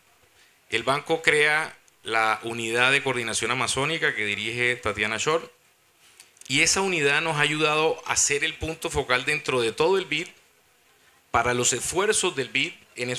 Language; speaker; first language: Spanish; native; Spanish